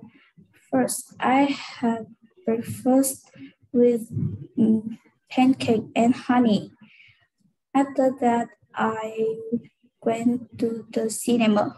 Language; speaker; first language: English; non-native, learner; Vietnamese